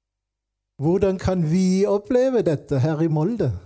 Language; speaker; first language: Norwegian; non-native, fluent; German